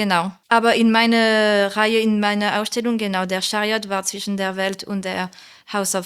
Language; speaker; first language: German; non-native, learner; French